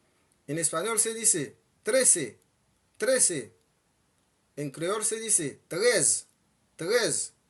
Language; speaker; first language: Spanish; non-native, fluent; Haitian Creole